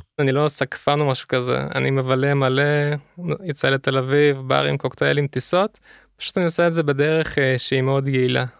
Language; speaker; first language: Hebrew; early bilingual, other home language; Russian